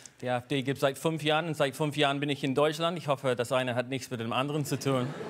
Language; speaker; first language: German; non-native, fluent; English